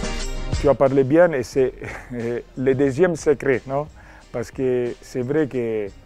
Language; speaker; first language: French; non-native, learner; Italian